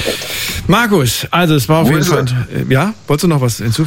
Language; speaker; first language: German; native; German